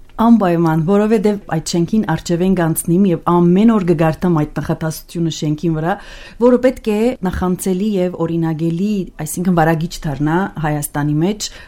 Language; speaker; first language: Armenian; early bilingual, heritage; Armenian